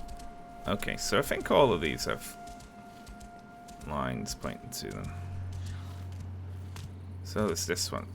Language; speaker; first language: English; native; English